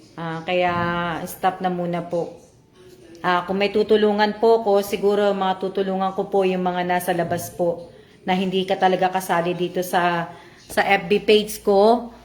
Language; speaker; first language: Filipino; native; Filipino